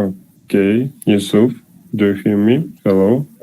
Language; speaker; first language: English; non-native, learner; Russian